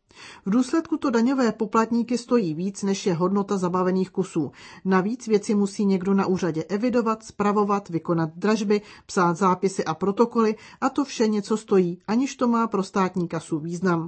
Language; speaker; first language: Czech; native; Czech